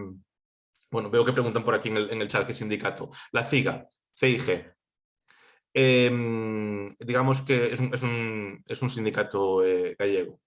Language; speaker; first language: Spanish; native; Spanish